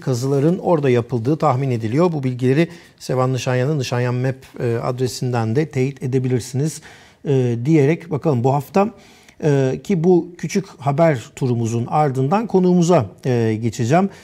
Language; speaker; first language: Turkish; native; Turkish